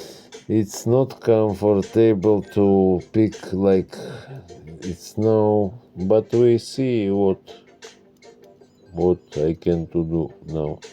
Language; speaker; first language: English; non-native, learner; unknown